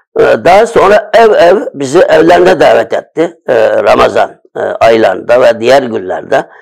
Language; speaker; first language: Turkish; early bilingual, other home language; Uyghur